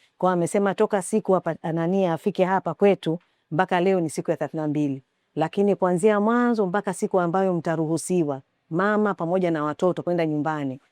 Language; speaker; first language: Swahili; native; Swahili